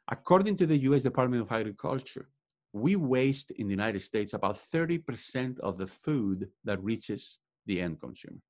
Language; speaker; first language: English; non-native, fluent; Spanish